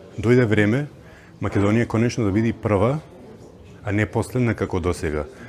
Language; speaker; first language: Macedonian; early bilingual, heritage; Macedonian